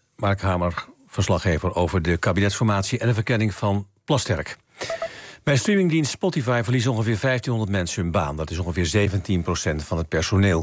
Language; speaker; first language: Dutch; native; Dutch